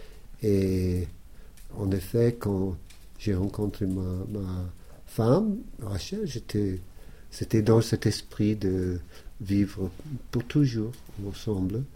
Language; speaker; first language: French; non-native, fluent; English